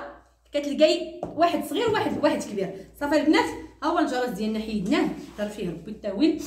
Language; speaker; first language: Arabic; native; Arabic